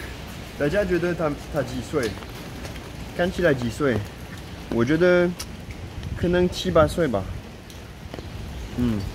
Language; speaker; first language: Chinese; non-native, fluent; French